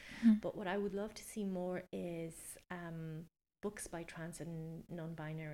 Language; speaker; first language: English; non-native, fluent; Polish